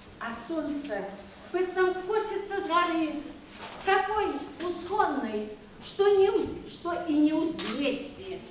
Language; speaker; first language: Belarusian; native; Belarusian